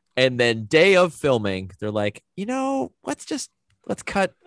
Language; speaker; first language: English; native; English